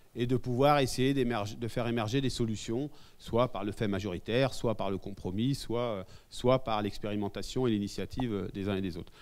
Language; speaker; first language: French; native; French